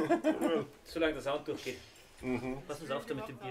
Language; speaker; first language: German; native; German